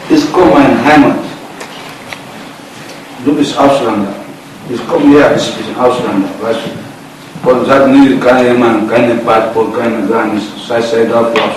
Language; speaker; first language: German; non-native, learner; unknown